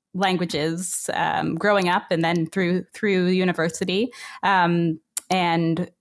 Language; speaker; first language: English; native; English